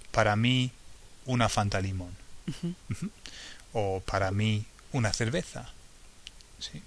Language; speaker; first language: Spanish; non-native, learner; English